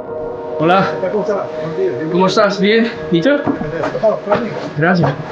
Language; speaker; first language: Spanish; non-native, learner; English